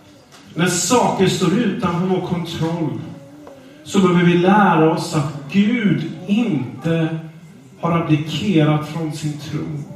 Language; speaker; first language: Swedish; non-native, fluent; English